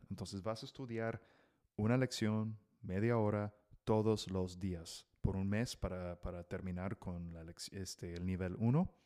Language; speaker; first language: Spanish; non-native, fluent; English